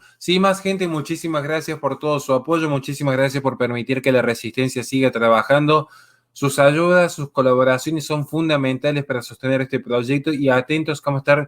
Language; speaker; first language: Spanish; native; Spanish